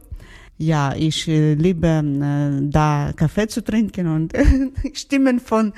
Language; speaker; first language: German; non-native, learner; Ukrainian